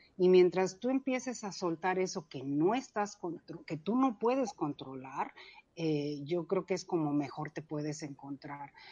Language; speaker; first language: Spanish; early bilingual, other home language; Cantonese